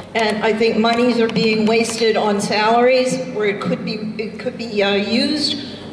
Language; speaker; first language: English; native; English